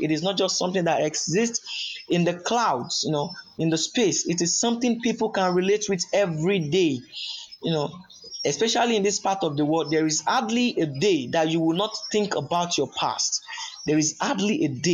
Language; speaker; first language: English; non-native, local second language; Yoruba